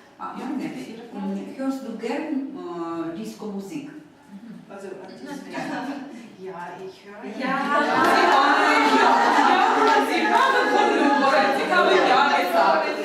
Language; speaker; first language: German; non-native, fluent; Ukrainian